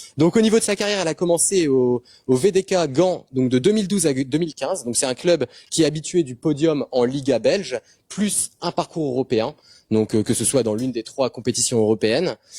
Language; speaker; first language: French; native; French